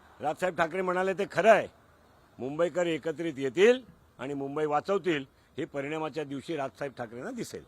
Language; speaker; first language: Marathi; non-native, local second language; Gujarati